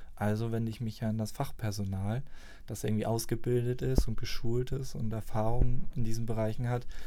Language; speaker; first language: German; native; German